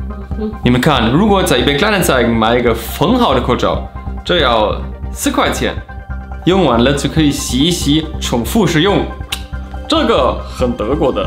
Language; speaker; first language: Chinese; non-native, fluent; German